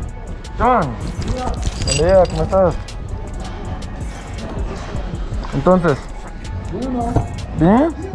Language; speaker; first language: Spanish; non-native, learner; English